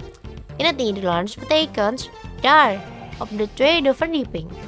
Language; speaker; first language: Dutch; non-native, fluent; Indonesian